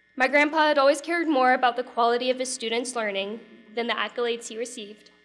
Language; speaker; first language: English; native; English